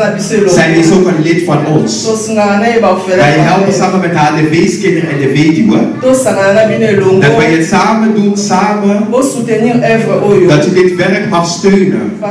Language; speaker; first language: Dutch; non-native, fluent; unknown